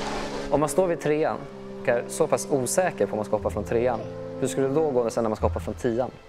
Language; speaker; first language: Swedish; native; Swedish